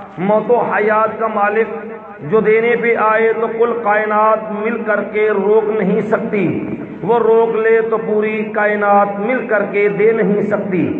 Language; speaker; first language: Urdu; non-native, local second language; Punjabi